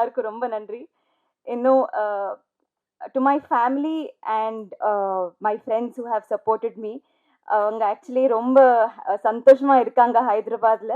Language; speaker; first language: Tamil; non-native, learner; Telugu